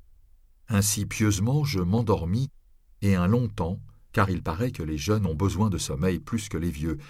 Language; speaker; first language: French; native; French